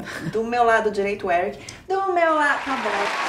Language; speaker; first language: Portuguese; native; Portuguese